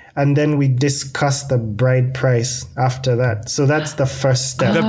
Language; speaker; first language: English; non-native, local second language; Ganda